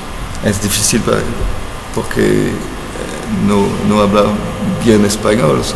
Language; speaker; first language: Spanish; non-native, learner; French